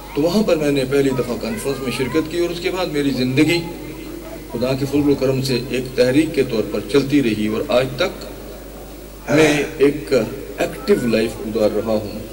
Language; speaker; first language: Urdu; non-native, local second language; Punjabi